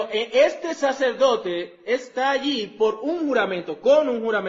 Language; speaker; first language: Spanish; native; Spanish